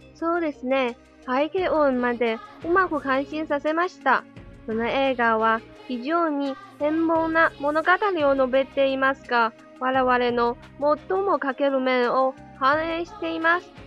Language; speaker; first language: Japanese; non-native, learner; Chinese